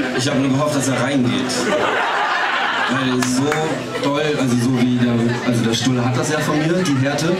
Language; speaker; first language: German; native; German